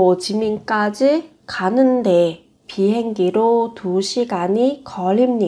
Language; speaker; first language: Korean; non-native, fluent; Vietnamese